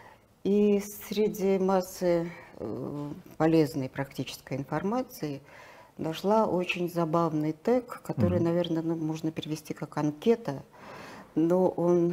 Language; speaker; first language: Russian; native; Russian